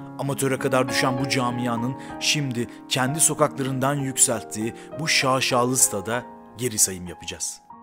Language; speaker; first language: Turkish; native; Turkish